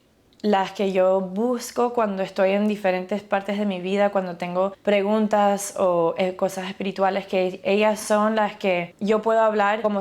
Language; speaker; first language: Spanish; early bilingual, other home language; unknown